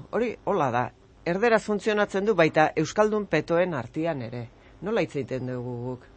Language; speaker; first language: Basque; native; Basque